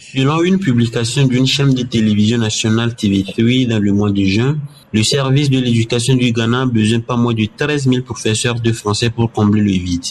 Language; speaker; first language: French; non-native, fluent; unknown